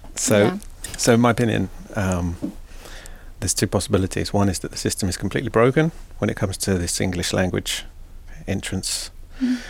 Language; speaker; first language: English; native; English